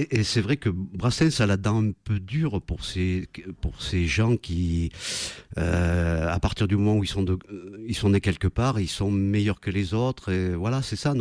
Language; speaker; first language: French; native; French